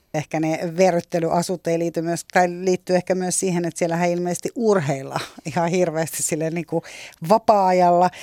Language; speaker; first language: Finnish; native; Finnish